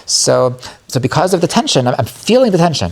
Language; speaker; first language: English; native; English